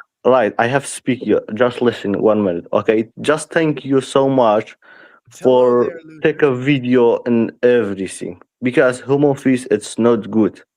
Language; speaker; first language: English; non-native, learner; Persian